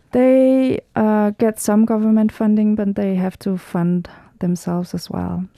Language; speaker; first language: English; early bilingual, heritage; Danish